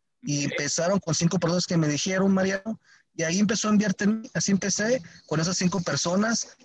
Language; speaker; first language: Spanish; early bilingual, heritage; Spanish